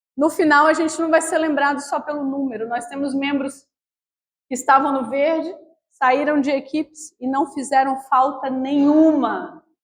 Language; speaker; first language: Portuguese; native; Portuguese